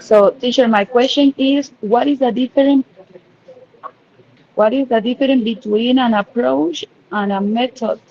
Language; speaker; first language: English; non-native, learner; Spanish